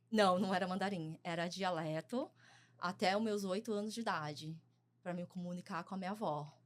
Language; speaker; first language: Portuguese; early bilingual, other home language; Chinese